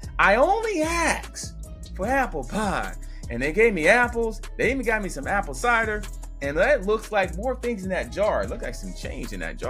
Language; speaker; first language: English; native; English